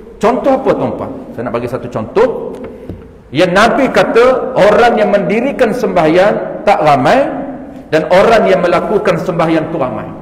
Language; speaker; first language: Malay; native; Malay